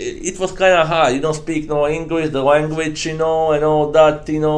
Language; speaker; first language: English; non-native, fluent; Croatian